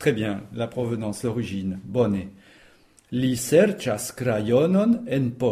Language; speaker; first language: French; native; French